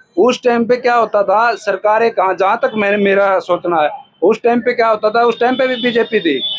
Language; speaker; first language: Hindi; native; Hindi